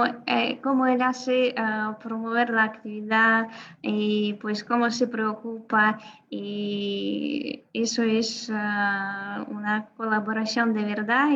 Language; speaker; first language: Spanish; non-native, fluent; Russian